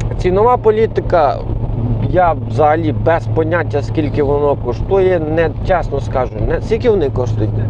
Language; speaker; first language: Ukrainian; native; Ukrainian